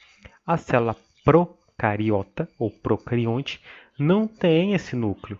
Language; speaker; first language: Portuguese; native; Portuguese